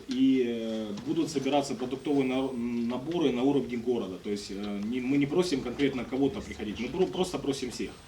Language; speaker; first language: Russian; native; Russian